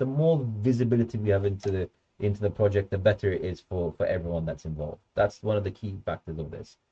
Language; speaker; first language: English; native; English